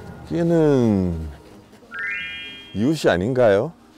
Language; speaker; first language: Korean; non-native, fluent; Portuguese